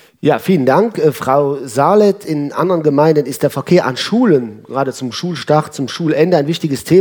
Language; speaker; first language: German; native; German